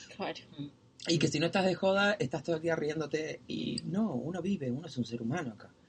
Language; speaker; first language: Spanish; native; Spanish